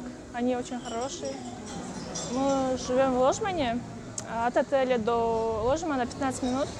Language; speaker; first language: Russian; non-native, local second language; Kyrgyz